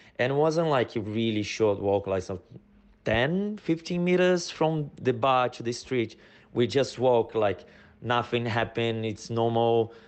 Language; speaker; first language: English; non-native, fluent; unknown